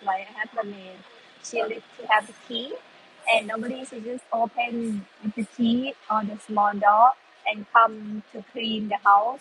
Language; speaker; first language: English; non-native, learner; Thai